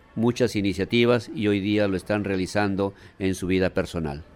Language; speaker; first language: Spanish; native; Spanish